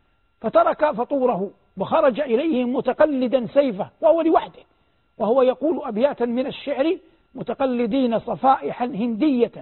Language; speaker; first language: Arabic; native; Arabic